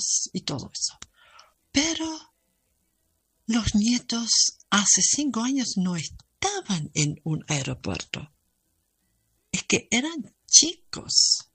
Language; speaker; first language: Spanish; non-native, fluent; German